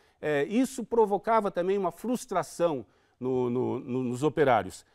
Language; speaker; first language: Portuguese; native; Portuguese